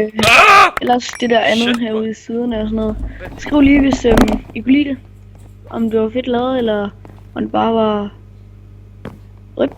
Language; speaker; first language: Danish; native; Danish